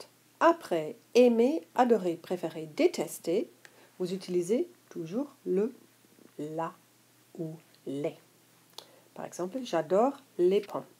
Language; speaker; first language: French; non-native, fluent; English